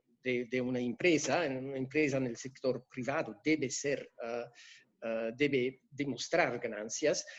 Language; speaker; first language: Spanish; non-native, fluent; French